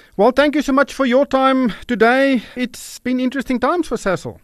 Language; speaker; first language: English; non-native, local second language; Afrikaans